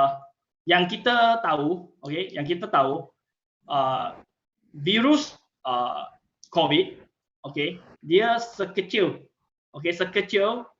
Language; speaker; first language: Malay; non-native, local second language; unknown